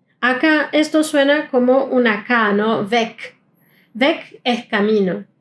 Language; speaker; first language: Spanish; non-native, fluent; German